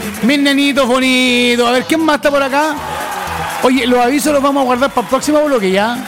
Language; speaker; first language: Spanish; native; Spanish